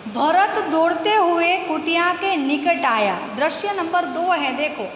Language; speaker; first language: Hindi; non-native, local second language; Gujarati